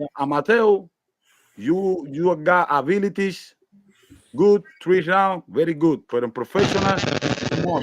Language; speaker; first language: English; non-native, learner; Spanish